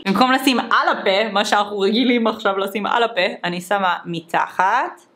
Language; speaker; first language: Hebrew; native; Hebrew